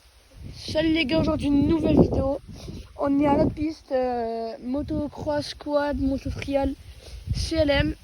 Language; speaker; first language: French; native; French